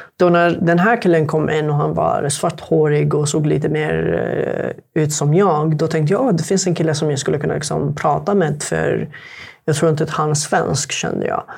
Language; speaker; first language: Swedish; non-native, fluent; Arabic